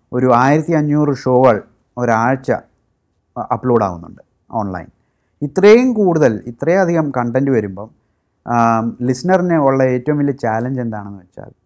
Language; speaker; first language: Malayalam; native; Malayalam